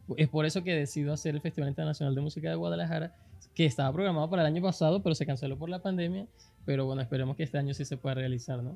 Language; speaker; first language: Spanish; native; Spanish